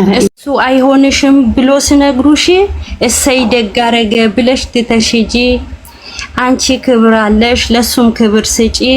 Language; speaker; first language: Amharic; non-native, local second language; Oromo